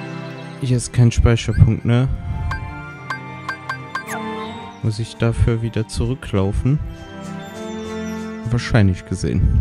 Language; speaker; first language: German; native; German